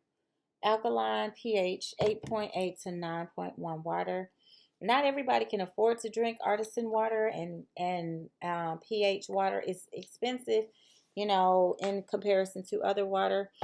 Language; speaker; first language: English; native; English